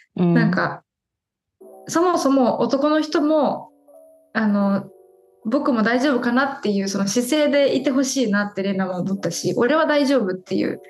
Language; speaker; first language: Japanese; native; Japanese